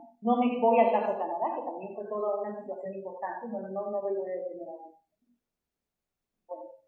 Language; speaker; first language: Spanish; native; Spanish